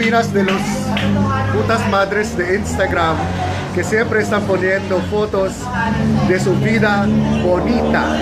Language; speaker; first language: Spanish; non-native, fluent; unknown